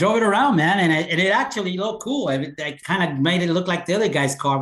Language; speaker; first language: English; native; English